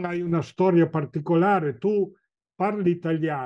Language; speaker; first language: Italian; native; Italian